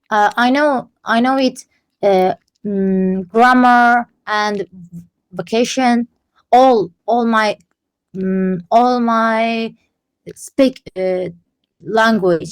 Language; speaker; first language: English; non-native, learner; Turkish